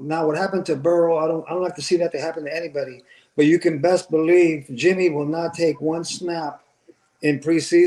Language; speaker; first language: English; native; English